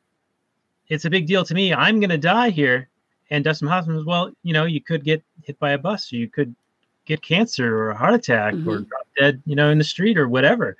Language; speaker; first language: English; native; English